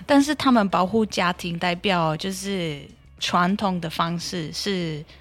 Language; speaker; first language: Chinese; non-native, fluent; Polish